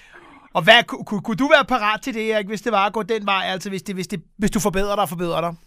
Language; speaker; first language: Danish; native; Danish